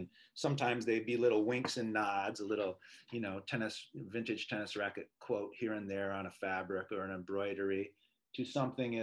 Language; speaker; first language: English; native; English